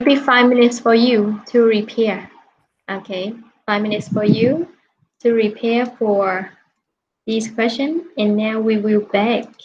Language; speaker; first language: English; non-native, fluent; Vietnamese